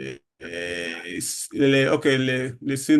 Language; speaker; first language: French; non-native, learner; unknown